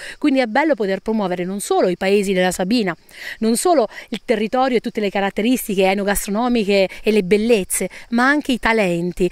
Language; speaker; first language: Italian; native; Italian